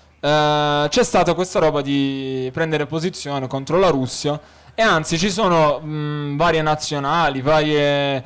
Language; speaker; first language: Italian; early bilingual, other home language; Arabic